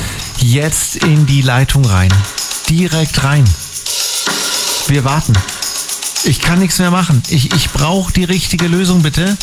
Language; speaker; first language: German; native; German